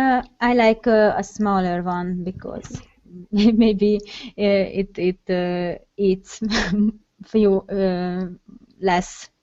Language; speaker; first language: English; non-native, learner; Hungarian